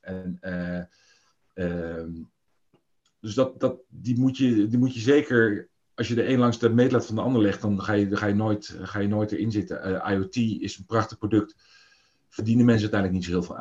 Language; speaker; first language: Dutch; native; Dutch